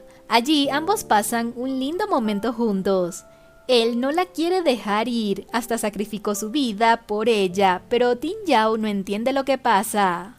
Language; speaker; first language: Spanish; native; Spanish